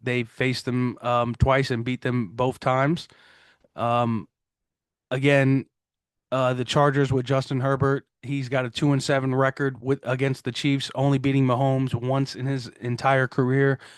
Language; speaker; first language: English; native; English